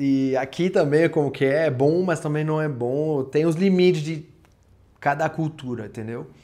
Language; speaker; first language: Portuguese; non-native, fluent; French